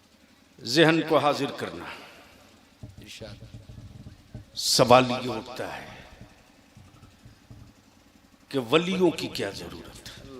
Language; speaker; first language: Hindi; native; Hindi